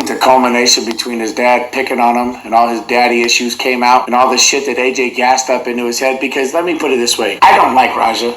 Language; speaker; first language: English; native; English